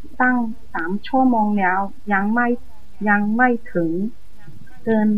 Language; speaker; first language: Thai; non-native, learner; Chinese